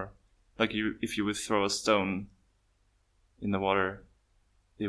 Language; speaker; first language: English; non-native, fluent; Swedish